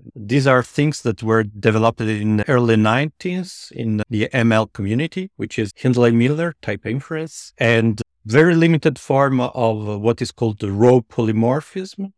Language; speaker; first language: English; non-native, fluent; Italian